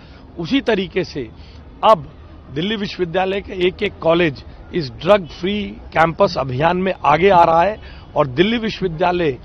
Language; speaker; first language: Hindi; native; Hindi